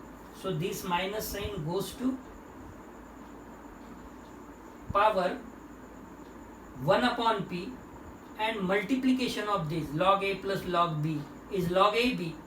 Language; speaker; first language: English; non-native, local second language; Marathi